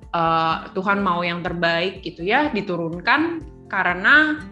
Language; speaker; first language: Indonesian; native; Indonesian